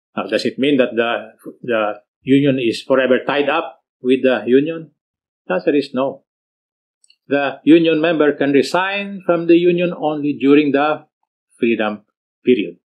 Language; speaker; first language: English; non-native, local second language; Filipino